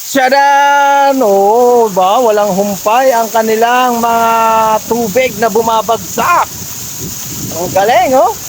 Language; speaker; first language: Filipino; native; Filipino